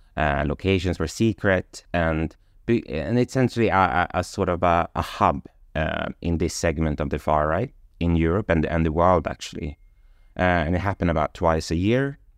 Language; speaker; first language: English; non-native, fluent; Swedish